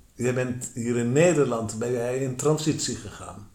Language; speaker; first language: Dutch; native; Dutch